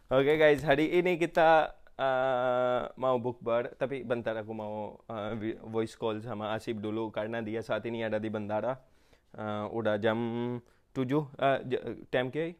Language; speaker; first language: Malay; non-native, fluent; Urdu